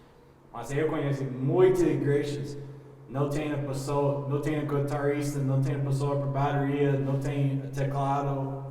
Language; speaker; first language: Portuguese; non-native, learner; English